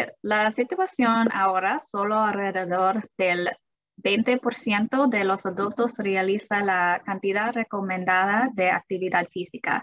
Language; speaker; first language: Spanish; early bilingual, heritage; English